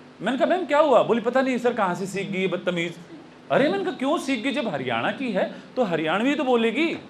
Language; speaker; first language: Hindi; native; Hindi